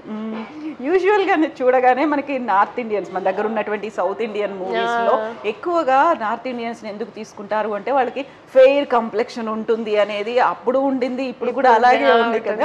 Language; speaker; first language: Telugu; native; Telugu